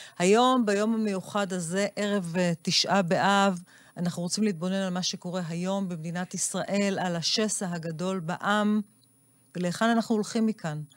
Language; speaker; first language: Hebrew; native; Hebrew